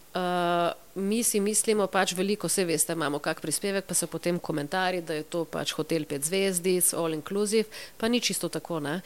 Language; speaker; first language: Slovenian; native; Slovenian